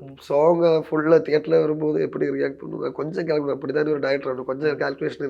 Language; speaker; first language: Tamil; non-native, learner; Malayalam